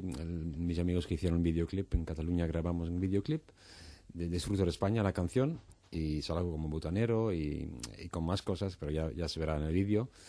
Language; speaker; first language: Spanish; non-native, fluent; Dutch